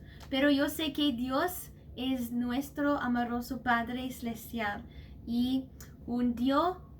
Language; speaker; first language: Spanish; non-native, learner; English